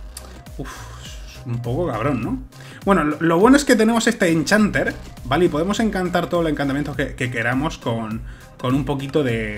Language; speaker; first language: Spanish; native; Spanish